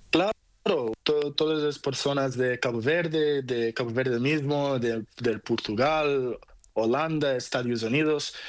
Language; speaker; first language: Spanish; non-native, learner; Portuguese